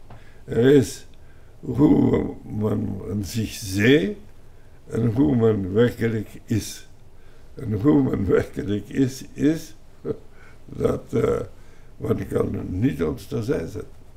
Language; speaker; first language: Dutch; non-native, local second language; French